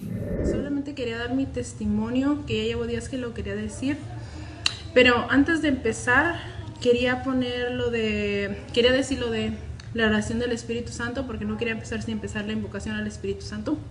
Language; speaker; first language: Spanish; native; Spanish